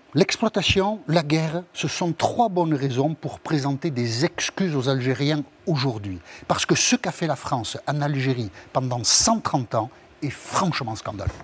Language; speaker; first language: French; early bilingual, other home language; Arabic